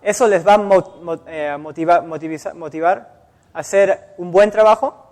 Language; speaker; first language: Spanish; native; Spanish